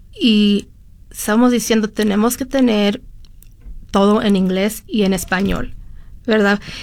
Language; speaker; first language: Spanish; early bilingual, heritage; Spanish